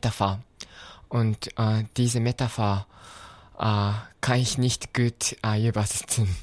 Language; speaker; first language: German; non-native, fluent; Japanese